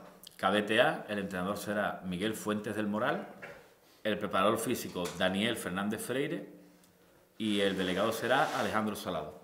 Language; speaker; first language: Spanish; native; Spanish